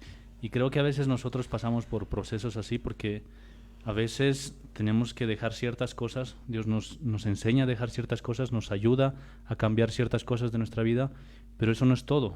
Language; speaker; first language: Spanish; native; Spanish